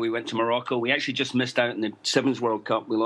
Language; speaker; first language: English; native; English